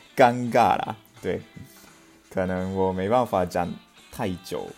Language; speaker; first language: Chinese; non-native, fluent; Japanese